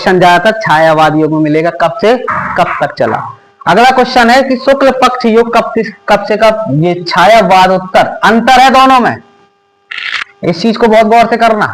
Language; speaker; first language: Hindi; native; Hindi